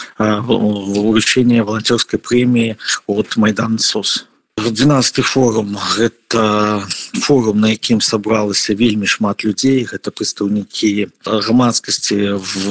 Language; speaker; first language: Belarusian; non-native, local second language; Russian